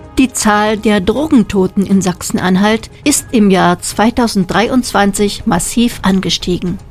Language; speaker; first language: German; native; German